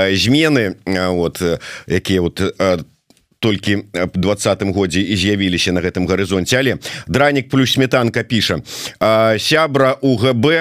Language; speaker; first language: Belarusian; native; Belarusian